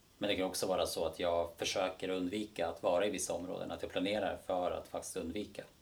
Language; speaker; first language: Swedish; early bilingual, other home language; Bosnian